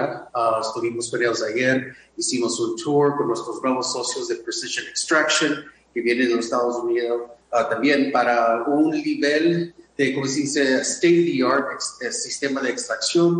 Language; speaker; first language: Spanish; non-native, fluent; English